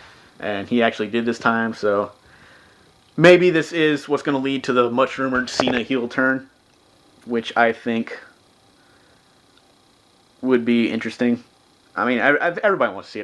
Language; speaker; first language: English; native; English